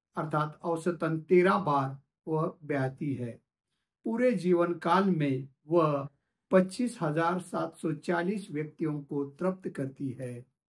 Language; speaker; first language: Hindi; non-native, local second language; Marathi